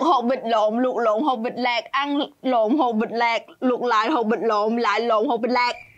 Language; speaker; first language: Vietnamese; native; Vietnamese